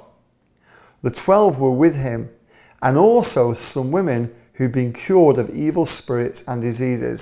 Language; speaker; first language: English; native; English